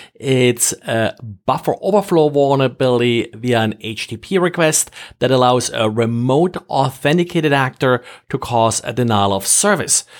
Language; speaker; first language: English; non-native, fluent; German